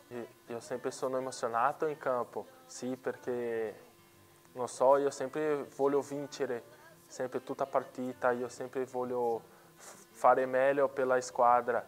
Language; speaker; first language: Italian; non-native, learner; Portuguese